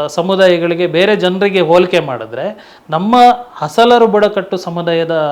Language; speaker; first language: Kannada; non-native, local second language; Tulu